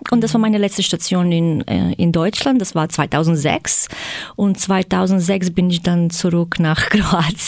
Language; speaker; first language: German; non-native, fluent; Croatian